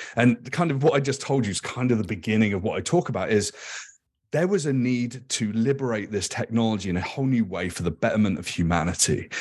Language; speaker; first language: English; native; English